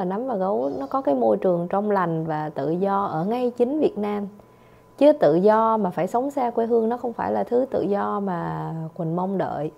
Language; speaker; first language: Vietnamese; native; Vietnamese